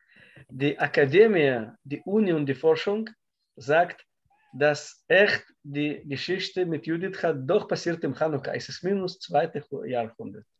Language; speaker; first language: German; non-native, learner; Russian